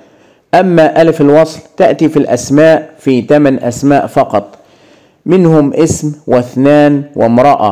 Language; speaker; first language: Arabic; native; Arabic